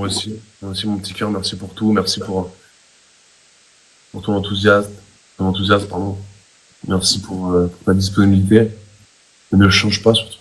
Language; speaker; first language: French; native; French